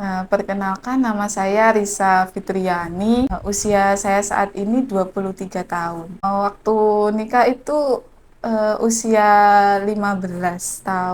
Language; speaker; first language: Indonesian; non-native, local second language; Javanese